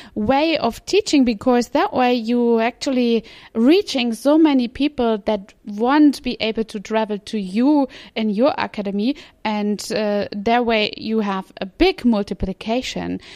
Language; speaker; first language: English; non-native, fluent; German